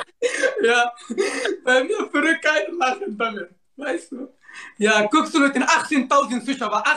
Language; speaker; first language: German; non-native, learner; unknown